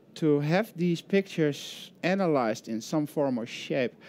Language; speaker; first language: English; non-native, fluent; Dutch